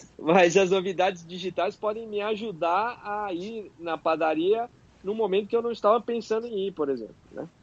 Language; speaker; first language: Portuguese; native; Portuguese